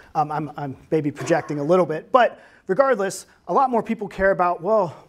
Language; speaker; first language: English; native; English